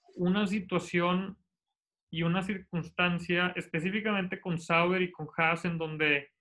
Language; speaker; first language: Spanish; native; Spanish